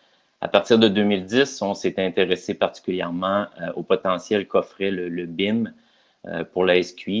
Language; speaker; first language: French; native; French